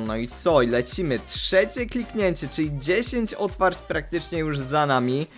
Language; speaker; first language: Polish; native; Polish